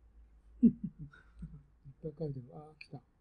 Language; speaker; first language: Japanese; native; Japanese